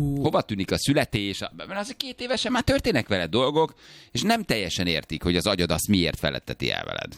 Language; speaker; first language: Hungarian; native; Hungarian